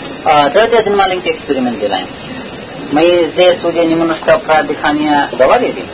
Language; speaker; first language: Russian; non-native, learner; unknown